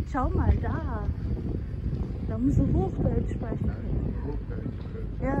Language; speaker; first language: German; non-native, learner; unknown